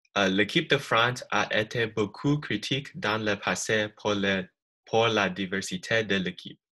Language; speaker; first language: French; non-native, learner; English